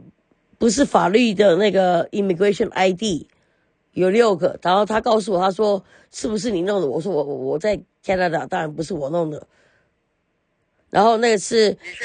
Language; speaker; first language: Chinese; early bilingual, heritage; Chinese